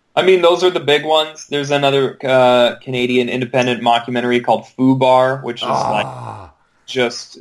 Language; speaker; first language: English; native; English